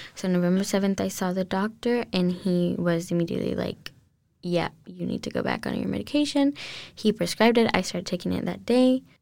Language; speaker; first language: English; non-native, fluent; Spanish